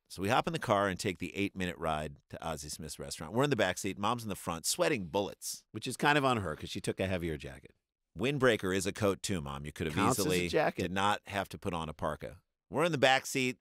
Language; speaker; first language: English; native; English